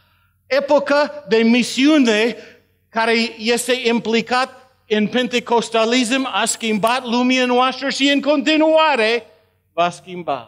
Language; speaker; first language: Romanian; non-native, learner; English